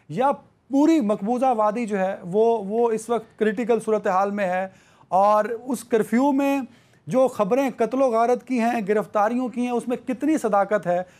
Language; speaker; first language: Urdu; native; Urdu